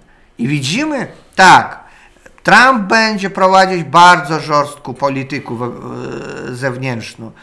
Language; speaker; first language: Polish; non-native, learner; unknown